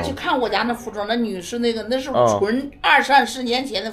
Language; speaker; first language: Chinese; native; Chinese